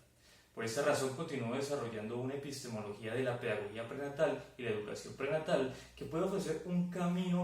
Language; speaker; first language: Spanish; native; Spanish